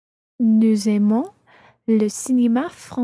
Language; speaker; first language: French; non-native, learner; English